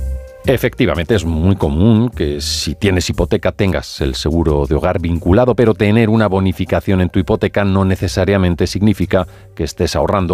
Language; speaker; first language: Spanish; native; Spanish